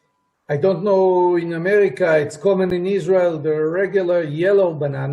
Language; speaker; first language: English; non-native, fluent; Hebrew